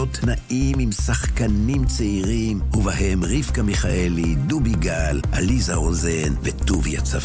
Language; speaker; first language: Hebrew; native; Hebrew